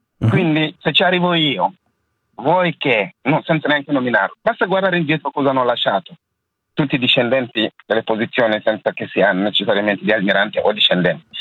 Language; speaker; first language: Italian; non-native, fluent; Wolof